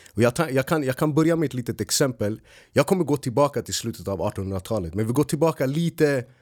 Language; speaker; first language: Swedish; early bilingual, other home language; Arabic